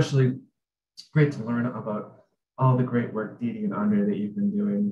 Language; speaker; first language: English; native; English